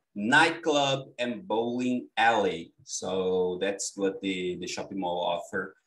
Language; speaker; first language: English; non-native, fluent; Portuguese